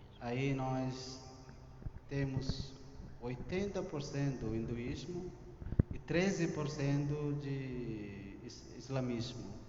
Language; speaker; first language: Portuguese; non-native, fluent; Tamil